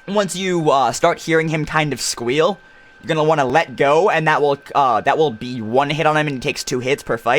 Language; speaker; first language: English; native; English